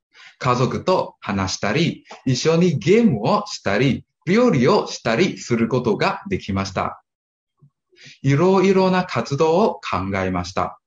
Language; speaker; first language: Japanese; non-native, learner; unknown